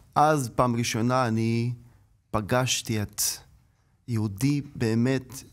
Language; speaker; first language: Hebrew; non-native, fluent; Ukrainian